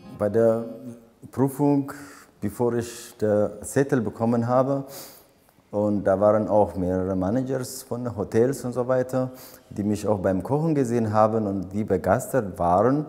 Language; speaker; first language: German; non-native, fluent; Amharic